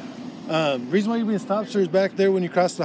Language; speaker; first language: English; native; English